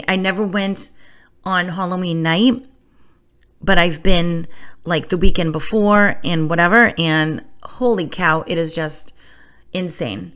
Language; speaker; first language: English; native; English